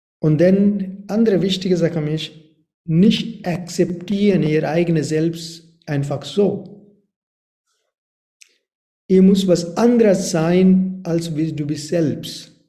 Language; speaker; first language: German; non-native, learner; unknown